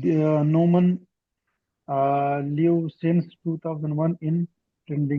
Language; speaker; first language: English; non-native, learner; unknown